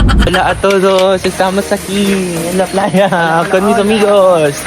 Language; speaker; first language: Spanish; non-native, learner; Filipino